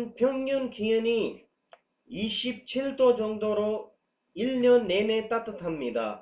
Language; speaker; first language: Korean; non-native, learner; Urdu